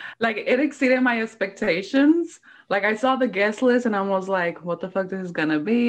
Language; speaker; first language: English; early bilingual, other home language; Spanish